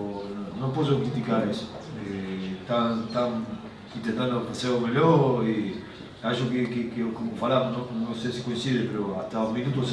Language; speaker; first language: Portuguese; non-native, learner; Spanish